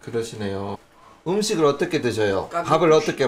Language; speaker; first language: Korean; native; Korean